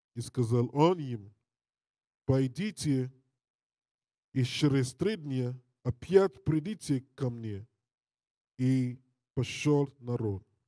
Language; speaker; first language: Russian; non-native, learner; English